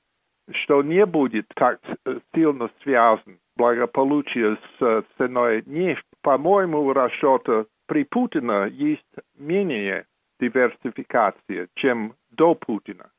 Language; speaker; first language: Russian; non-native, fluent; English